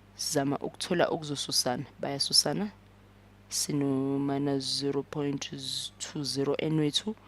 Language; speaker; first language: Zulu; non-native, local second language; English